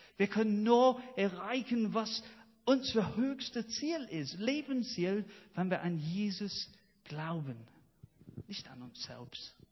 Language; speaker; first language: German; non-native, fluent; English